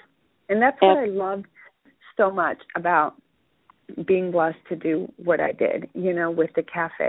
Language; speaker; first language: English; early bilingual, other home language; Spanish